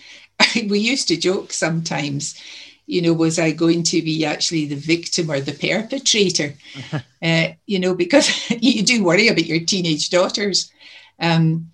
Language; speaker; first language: English; native; English